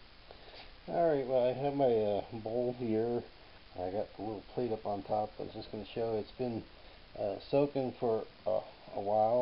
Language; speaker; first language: English; native; English